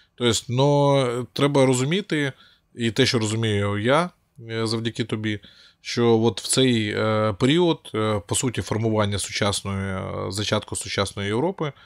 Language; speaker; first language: Ukrainian; non-native, local second language; Russian